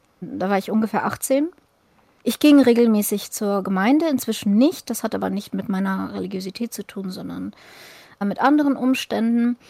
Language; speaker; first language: German; early bilingual, other home language; Russian